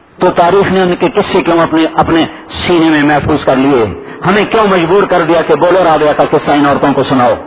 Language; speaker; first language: Urdu; non-native, local second language; Saraiki